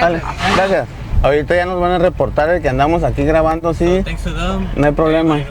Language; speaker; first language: Spanish; native; Spanish